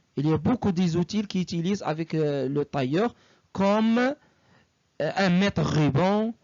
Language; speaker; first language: French; non-native, local second language; Arabic